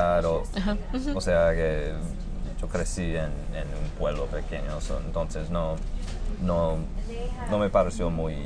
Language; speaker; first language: Spanish; non-native, fluent; English